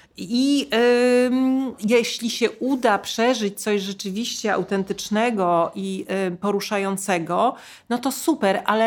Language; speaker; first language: Polish; native; Polish